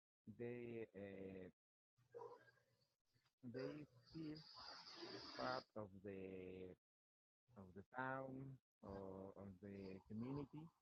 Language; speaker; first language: English; non-native, learner; Spanish